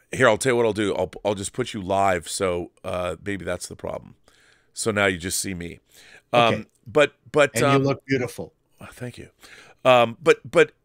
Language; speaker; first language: English; native; English